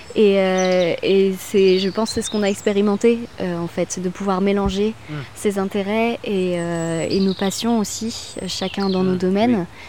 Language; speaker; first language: French; native; French